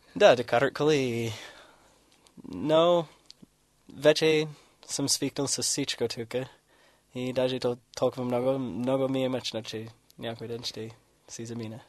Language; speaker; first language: Bulgarian; non-native, fluent; English